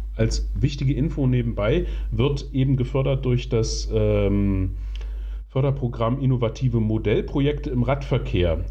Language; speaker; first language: German; native; German